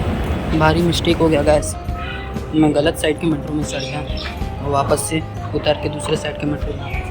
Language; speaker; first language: Hindi; native; Hindi